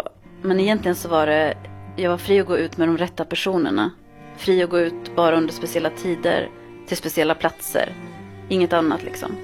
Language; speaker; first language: Swedish; early bilingual, other home language; Arabic